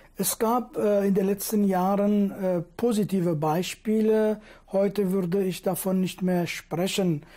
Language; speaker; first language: German; non-native, fluent; Kurdish